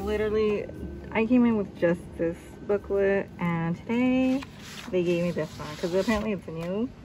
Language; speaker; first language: English; native; English